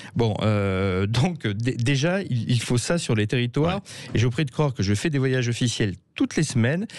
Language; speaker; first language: French; native; French